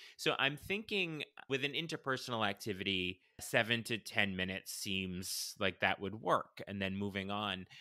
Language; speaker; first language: English; native; English